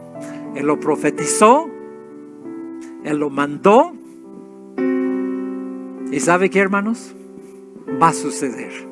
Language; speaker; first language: Spanish; non-native, fluent; English